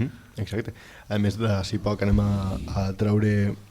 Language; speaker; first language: Catalan; native; Catalan